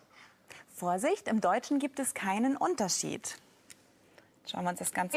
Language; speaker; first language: German; native; German